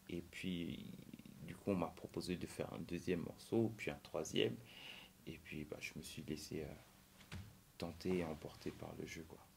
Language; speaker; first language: French; early bilingual, other home language; Lingala